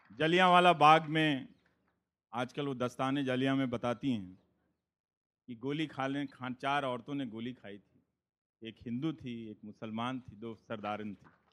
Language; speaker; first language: Hindi; native; Hindi